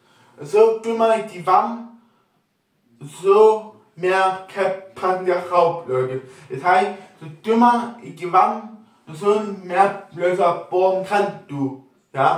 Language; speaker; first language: German; non-native, local second language; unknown